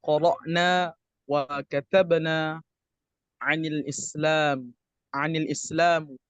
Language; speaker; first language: Arabic; non-native, learner; Indonesian